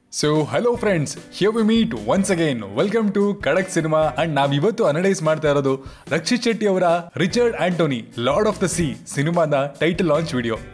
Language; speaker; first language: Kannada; native; Kannada